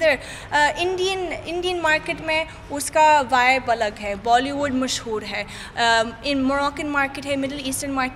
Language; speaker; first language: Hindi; non-native, fluent; Arabic